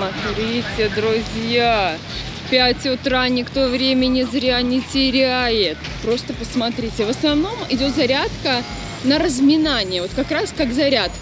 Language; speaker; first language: Russian; native; Russian